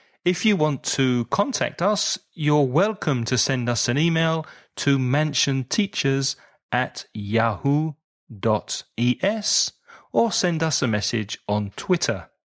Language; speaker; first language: English; native; English